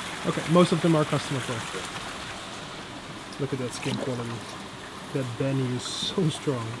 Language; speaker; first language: English; non-native, fluent; Dutch